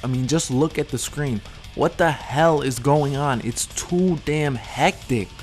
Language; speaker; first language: English; native; English